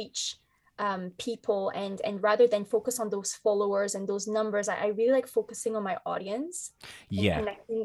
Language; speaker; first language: English; native; English